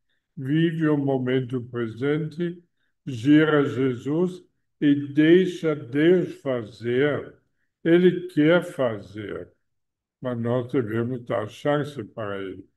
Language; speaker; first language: Portuguese; non-native, fluent; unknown